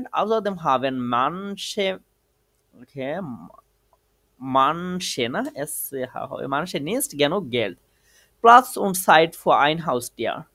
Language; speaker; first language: German; non-native, fluent; Bangla